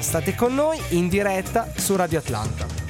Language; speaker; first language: Italian; native; Italian